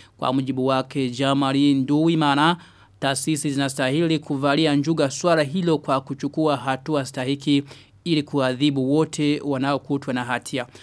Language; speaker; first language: Swahili; non-native, local second language; Rundi